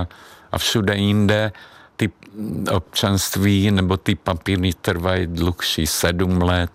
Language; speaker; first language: Czech; non-native, fluent; Hungarian